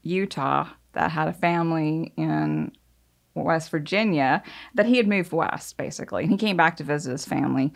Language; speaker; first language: English; native; English